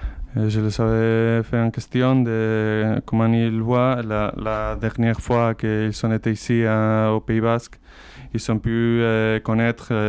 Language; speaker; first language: French; non-native, learner; Spanish